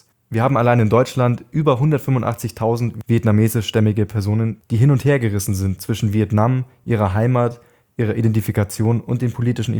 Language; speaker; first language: German; native; German